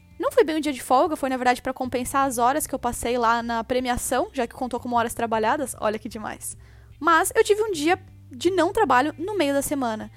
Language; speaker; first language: Portuguese; native; Portuguese